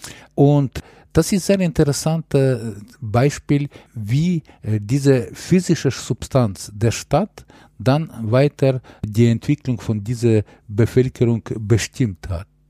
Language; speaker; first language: German; non-native, fluent; Ukrainian